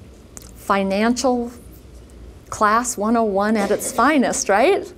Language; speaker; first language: English; native; English